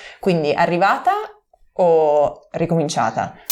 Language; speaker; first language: Italian; native; Italian